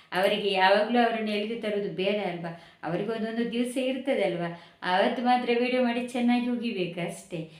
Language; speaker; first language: Kannada; native; Kannada